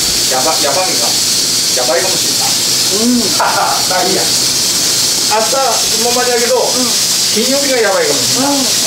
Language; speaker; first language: Japanese; native; Japanese